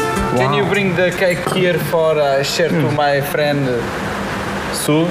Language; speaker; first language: English; non-native, learner; Portuguese